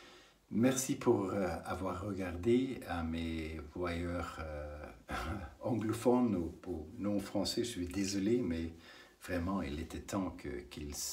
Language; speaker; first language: French; non-native, learner; English